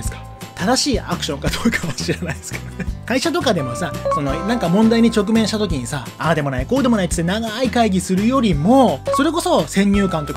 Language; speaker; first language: Japanese; native; Japanese